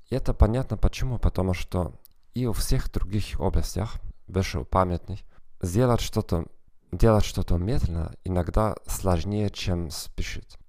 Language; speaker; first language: Russian; non-native, fluent; German